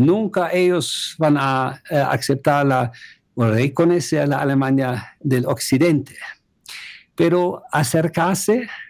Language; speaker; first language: Spanish; non-native, fluent; German